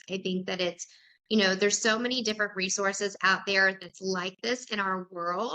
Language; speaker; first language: English; native; English